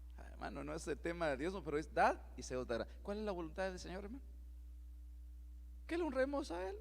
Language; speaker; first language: Spanish; native; Spanish